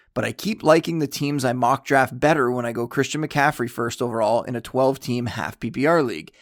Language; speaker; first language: English; native; English